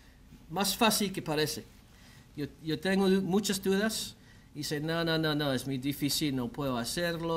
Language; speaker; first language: Spanish; non-native, learner; English